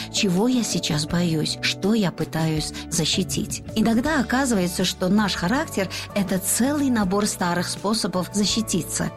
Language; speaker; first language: Russian; non-native, local second language; Tajik